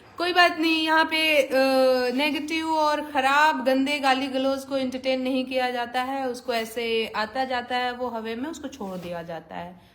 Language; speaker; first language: Hindi; native; Hindi